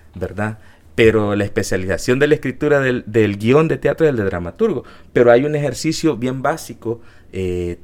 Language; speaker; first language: Spanish; native; Spanish